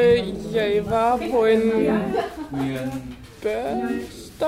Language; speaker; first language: Norwegian; non-native, learner; German